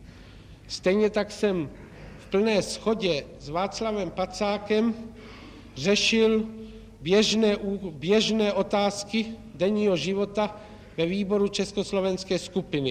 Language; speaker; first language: Czech; native; Czech